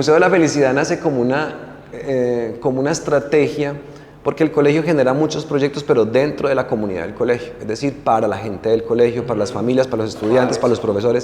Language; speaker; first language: Spanish; native; Spanish